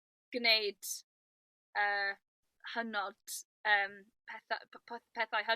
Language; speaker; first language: Welsh; non-native, local second language; English